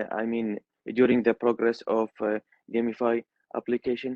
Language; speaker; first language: English; non-native, learner; Arabic